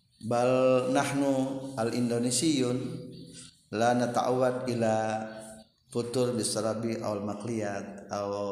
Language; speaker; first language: Arabic; non-native, fluent; Indonesian